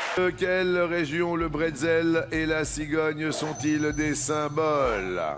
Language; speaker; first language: French; native; French